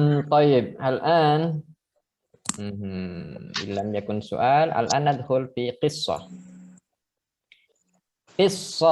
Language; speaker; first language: Arabic; non-native, fluent; Indonesian